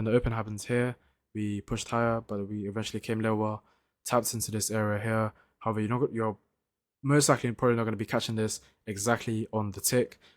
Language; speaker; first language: English; native; English